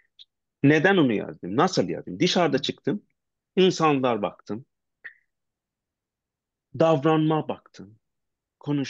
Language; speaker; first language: Turkish; non-native, learner; Persian